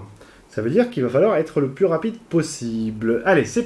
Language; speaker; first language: French; native; French